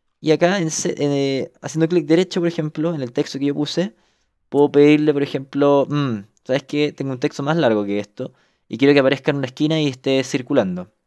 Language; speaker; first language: Spanish; native; Spanish